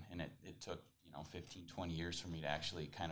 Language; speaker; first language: English; native; English